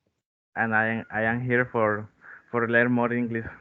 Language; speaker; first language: English; non-native, learner; Spanish